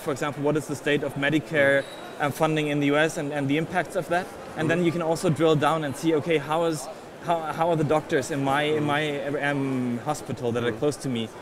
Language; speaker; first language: English; non-native, fluent; German